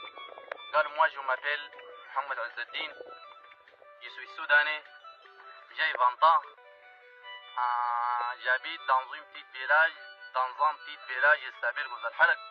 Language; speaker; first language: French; non-native, fluent; Arabic